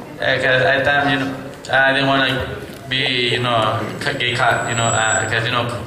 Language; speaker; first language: English; non-native, fluent; Spanish